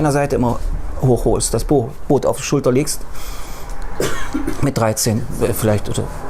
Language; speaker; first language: German; non-native, fluent; Russian